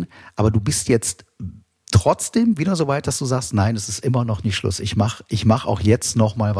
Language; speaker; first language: German; native; German